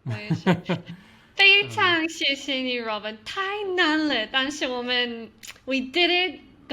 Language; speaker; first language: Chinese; non-native, learner; English